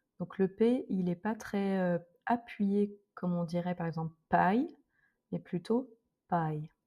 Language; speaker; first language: French; native; French